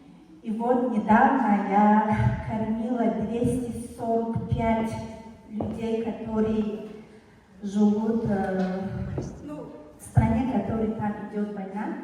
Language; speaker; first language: Russian; non-native, fluent; Tajik